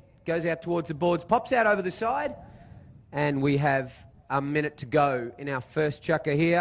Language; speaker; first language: English; native; English